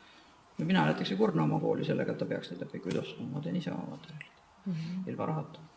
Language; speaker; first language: Estonian; native; Estonian